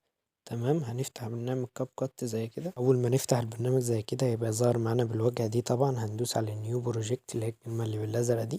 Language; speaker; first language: Arabic; native; Arabic